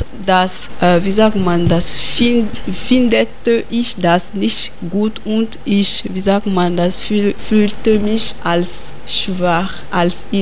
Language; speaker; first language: German; non-native, learner; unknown